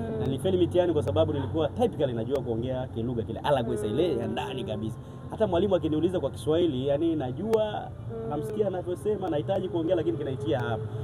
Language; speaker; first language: Swahili; non-native, local second language; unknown